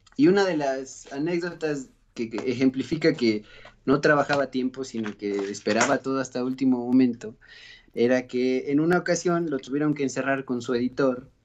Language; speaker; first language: Spanish; native; Spanish